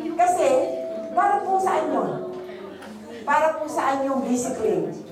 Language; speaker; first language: Filipino; non-native, local second language; Bikol